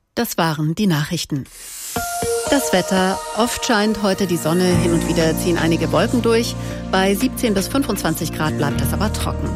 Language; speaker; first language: German; native; German